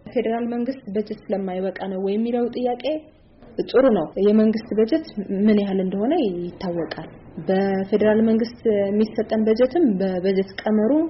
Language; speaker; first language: Amharic; non-native, local second language; Tigrinya